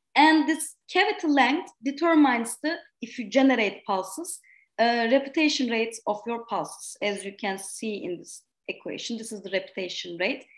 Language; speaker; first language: English; non-native, fluent; Turkish